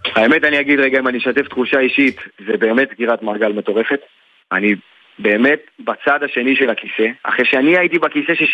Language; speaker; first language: Hebrew; native; Hebrew